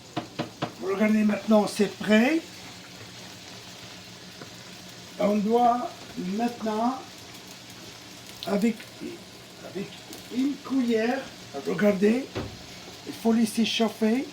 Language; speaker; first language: French; non-native, local second language; Arabic